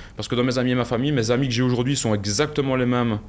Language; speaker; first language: French; native; French